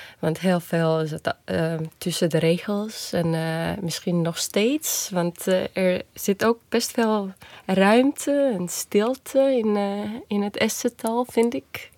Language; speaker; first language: Dutch; non-native, fluent; Estonian